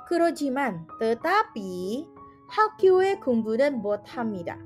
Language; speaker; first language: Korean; non-native, fluent; Indonesian